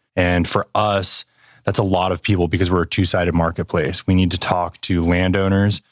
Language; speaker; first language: English; native; English